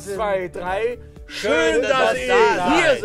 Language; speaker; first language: German; native; German